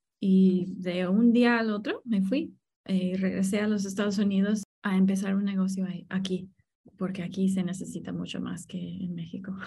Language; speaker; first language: Spanish; non-native, fluent; English